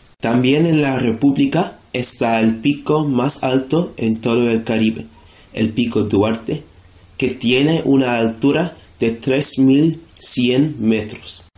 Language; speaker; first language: Spanish; non-native, fluent; English